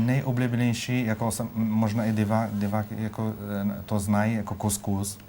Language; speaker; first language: Czech; non-native, fluent; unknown